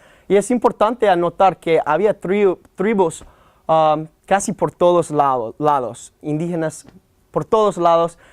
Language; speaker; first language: Spanish; non-native, fluent; English